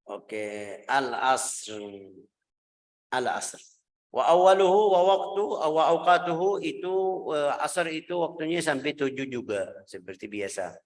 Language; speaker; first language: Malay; non-native, fluent; Arabic